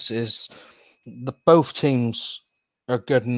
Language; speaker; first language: English; native; English